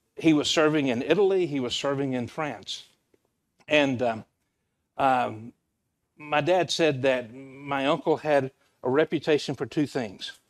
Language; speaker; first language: English; native; English